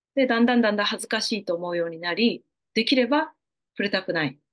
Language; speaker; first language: Japanese; native; Japanese